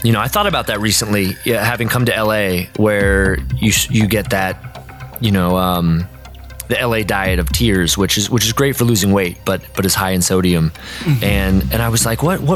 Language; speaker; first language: English; native; English